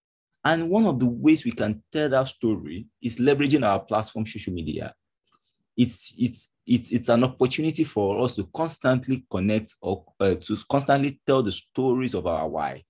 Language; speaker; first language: English; non-native, local second language; Yoruba